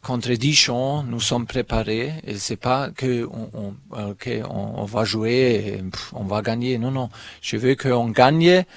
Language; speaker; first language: French; non-native, learner; German